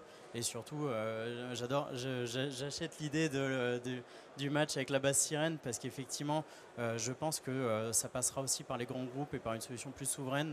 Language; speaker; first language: French; native; French